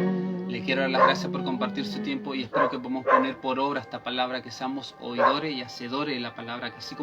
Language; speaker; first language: Spanish; native; Spanish